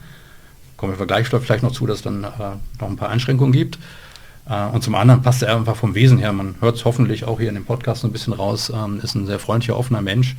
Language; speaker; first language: German; native; German